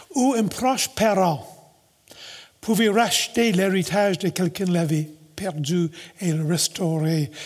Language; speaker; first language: French; native; French